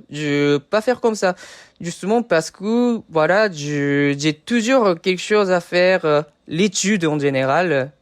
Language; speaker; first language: French; non-native, fluent; Japanese